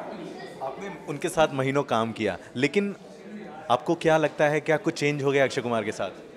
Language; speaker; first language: Hindi; native; Hindi